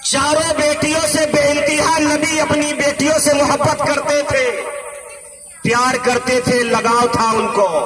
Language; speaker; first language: Urdu; native; Urdu